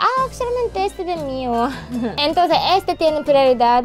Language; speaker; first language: Spanish; non-native, learner; Japanese